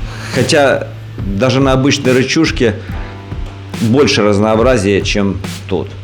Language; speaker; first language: Russian; native; Russian